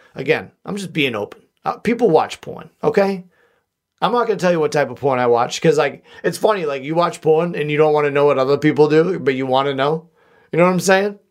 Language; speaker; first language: English; native; English